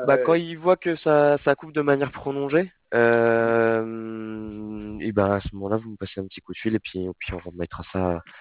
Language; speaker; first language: French; native; French